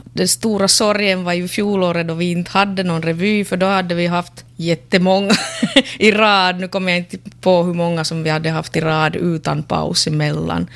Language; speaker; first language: Swedish; native; Swedish